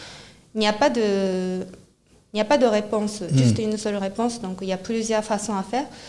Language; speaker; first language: French; non-native, fluent; Japanese